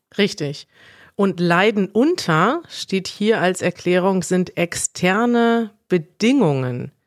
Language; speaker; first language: German; native; German